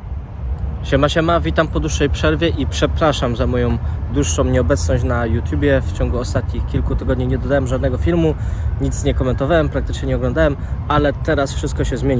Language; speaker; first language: Polish; native; Polish